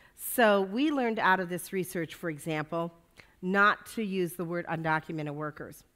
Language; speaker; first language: English; native; English